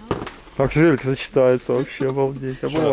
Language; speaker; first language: Russian; native; Russian